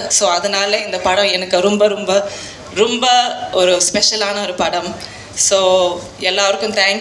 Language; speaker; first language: Tamil; non-native, fluent; Malayalam